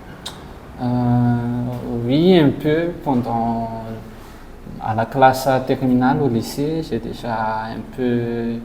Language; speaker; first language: French; non-native, local second language; Malagasy